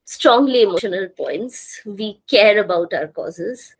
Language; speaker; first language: English; non-native, local second language; Bangla